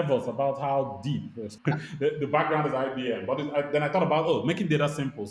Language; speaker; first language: English; non-native, local second language; Igbo